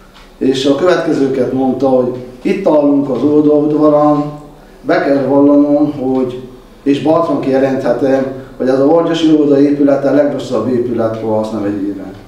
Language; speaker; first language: Hungarian; native; Hungarian